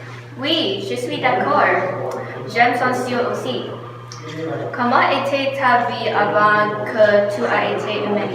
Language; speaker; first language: French; non-native, learner; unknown